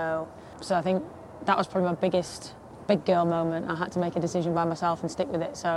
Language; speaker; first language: English; native; English